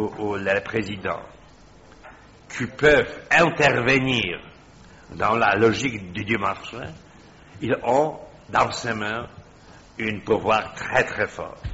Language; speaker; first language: French; non-native, fluent; Polish